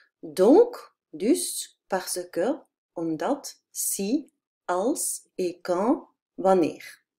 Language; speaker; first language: Dutch; non-native, fluent; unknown